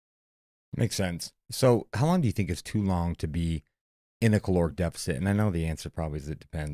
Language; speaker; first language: English; native; English